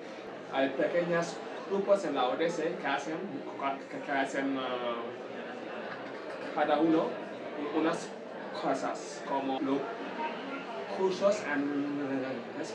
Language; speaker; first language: Spanish; non-native, learner; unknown